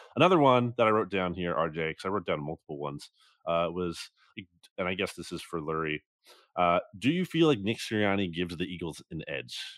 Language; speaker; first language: English; native; English